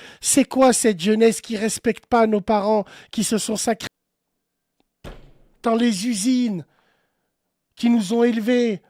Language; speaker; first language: French; native; French